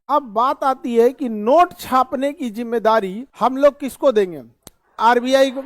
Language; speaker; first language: Hindi; native; Hindi